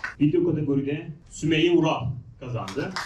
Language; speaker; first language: Turkish; native; Turkish